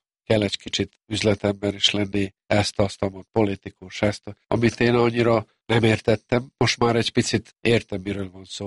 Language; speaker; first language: Hungarian; non-native, local second language; Serbian